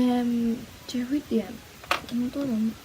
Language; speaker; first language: Vietnamese; early bilingual, heritage; Vietnamese